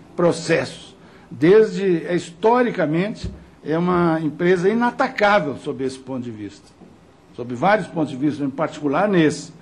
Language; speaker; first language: Portuguese; native; Portuguese